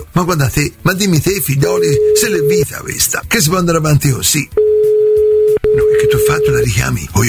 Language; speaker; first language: Italian; native; Italian